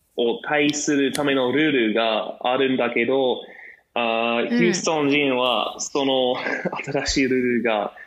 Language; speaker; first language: Japanese; non-native, fluent; English